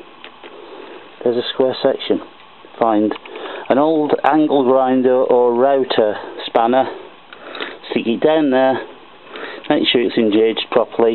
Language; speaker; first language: English; native; English